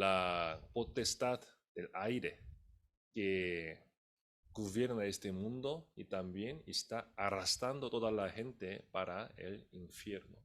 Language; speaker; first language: Spanish; non-native, fluent; Korean